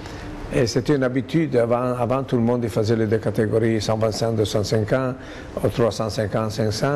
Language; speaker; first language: French; non-native, fluent; Italian